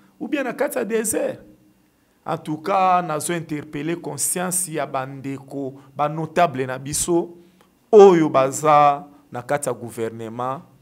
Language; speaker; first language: Lingala; native; Lingala